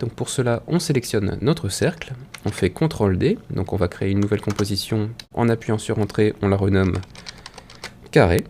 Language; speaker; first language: French; native; French